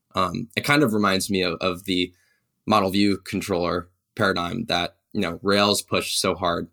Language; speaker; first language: English; native; English